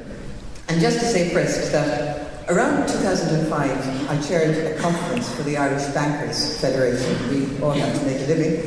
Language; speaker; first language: English; native; English